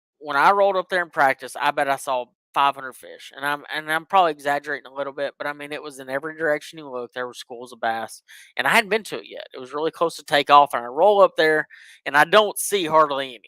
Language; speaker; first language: English; native; English